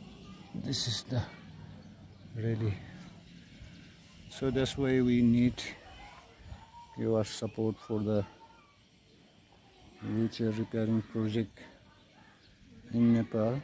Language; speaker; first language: English; non-native, learner; Nepali